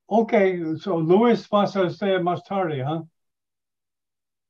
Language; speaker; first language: Spanish; non-native, learner; English